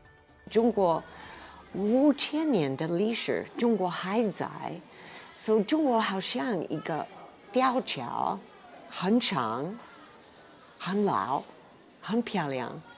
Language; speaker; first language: Chinese; non-native, learner; English